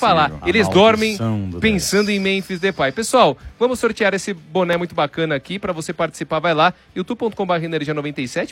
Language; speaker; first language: Portuguese; native; Portuguese